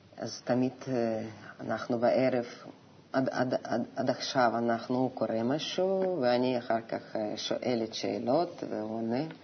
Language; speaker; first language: Hebrew; non-native, fluent; Russian